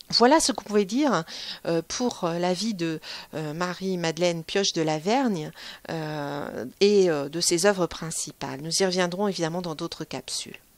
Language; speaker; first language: French; native; French